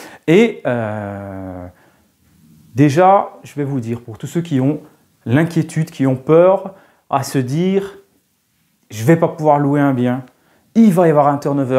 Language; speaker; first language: French; native; French